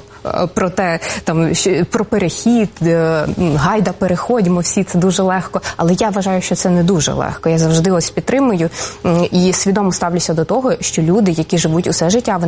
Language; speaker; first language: Ukrainian; native; Ukrainian